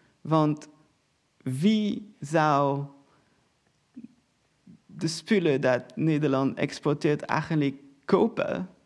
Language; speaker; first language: Dutch; non-native, fluent; Portuguese